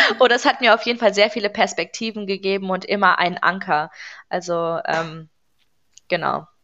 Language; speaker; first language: German; early bilingual, other home language; Persian